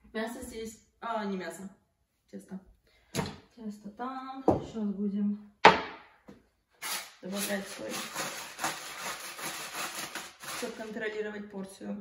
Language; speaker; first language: Russian; early bilingual, heritage; Russian